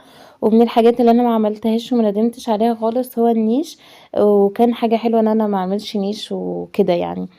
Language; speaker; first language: Arabic; native; Arabic